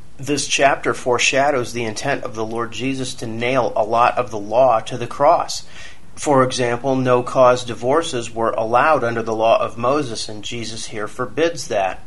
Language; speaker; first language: English; native; English